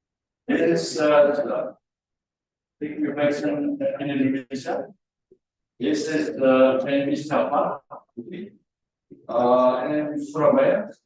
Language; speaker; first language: English; non-native, learner; Indonesian